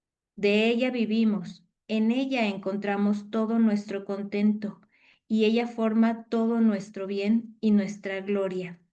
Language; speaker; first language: Spanish; native; Spanish